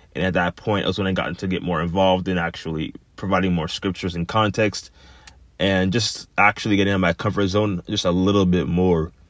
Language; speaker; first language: English; native; English